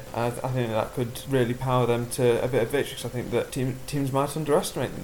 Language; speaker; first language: English; native; English